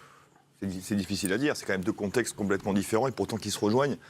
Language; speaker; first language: French; native; French